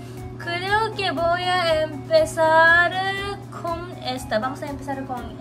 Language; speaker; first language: Spanish; non-native, learner; Japanese